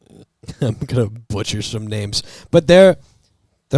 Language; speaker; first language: English; native; English